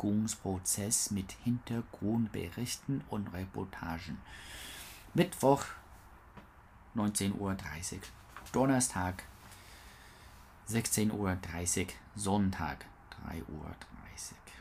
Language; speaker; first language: German; non-native, learner; English